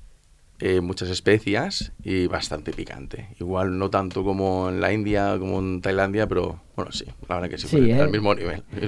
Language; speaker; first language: Spanish; native; Spanish